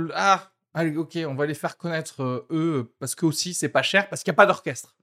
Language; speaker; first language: French; early bilingual, other home language; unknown